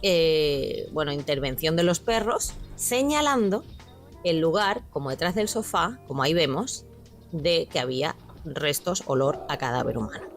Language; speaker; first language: Spanish; native; Spanish